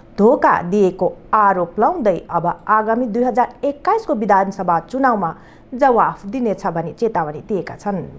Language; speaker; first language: Nepali; native; Nepali